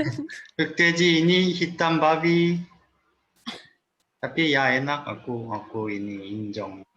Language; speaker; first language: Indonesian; non-native, learner; Korean